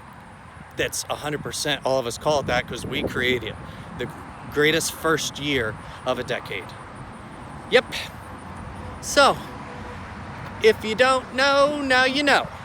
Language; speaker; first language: English; native; English